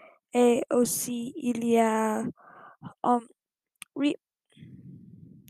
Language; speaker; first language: French; non-native, learner; English